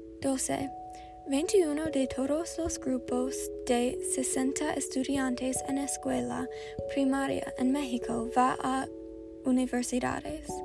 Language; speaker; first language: Spanish; non-native, learner; English